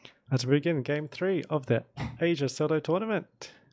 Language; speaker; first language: English; native; English